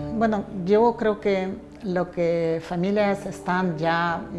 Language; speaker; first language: Spanish; non-native, fluent; Ukrainian